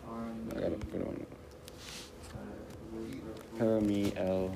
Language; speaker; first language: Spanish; non-native, learner; English